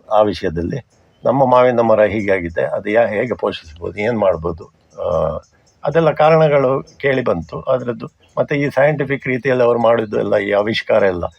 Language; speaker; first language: Kannada; non-native, local second language; Konkani